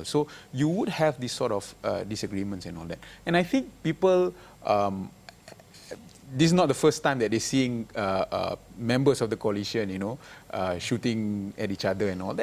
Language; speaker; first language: English; non-native, local second language; Malay